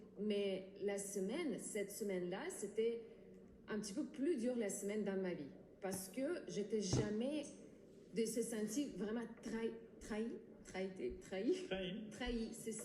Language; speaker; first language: French; non-native, learner; Ukrainian